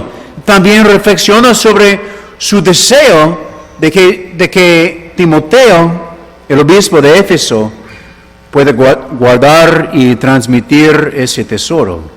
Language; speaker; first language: Spanish; non-native, fluent; English